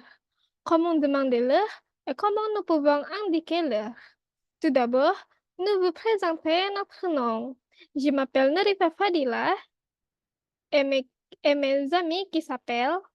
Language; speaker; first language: French; non-native, learner; Indonesian